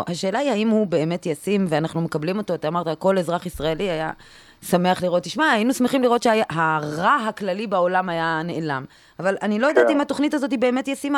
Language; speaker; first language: Hebrew; native; Hebrew